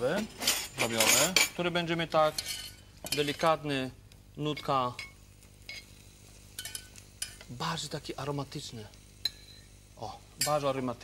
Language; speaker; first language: Polish; non-native, fluent; French